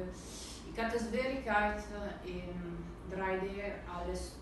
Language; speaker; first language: German; non-native, learner; Italian